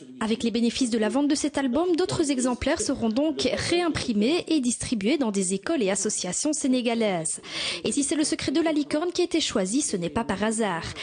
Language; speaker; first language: French; native; French